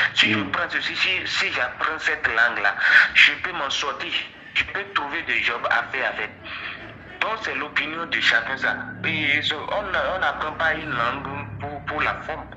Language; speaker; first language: French; non-native, local second language; Fon